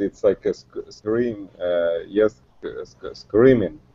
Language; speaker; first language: English; non-native, learner; Russian